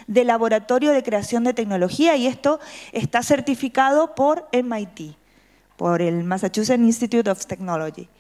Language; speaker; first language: Spanish; native; Spanish